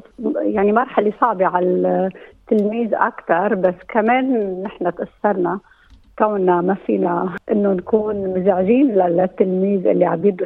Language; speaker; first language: Arabic; native; Arabic